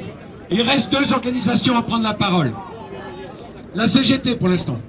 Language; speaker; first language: French; native; French